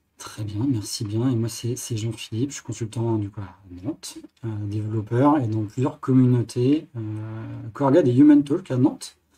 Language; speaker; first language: French; native; French